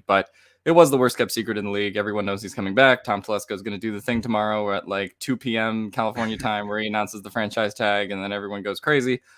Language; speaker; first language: English; native; English